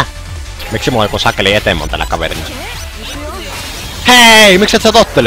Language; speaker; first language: Finnish; native; Finnish